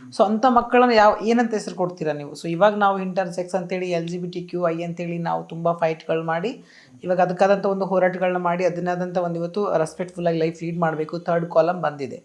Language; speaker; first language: Kannada; native; Kannada